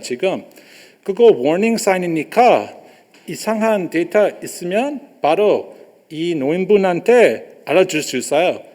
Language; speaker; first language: Korean; non-native, learner; English